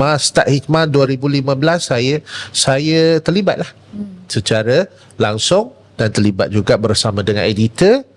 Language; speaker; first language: Malay; non-native, local second language; Chinese